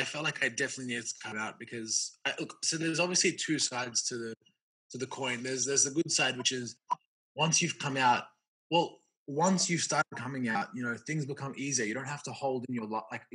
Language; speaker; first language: English; native; English